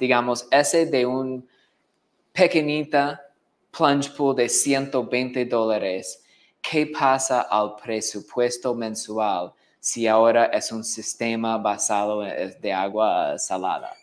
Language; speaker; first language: Spanish; non-native, fluent; English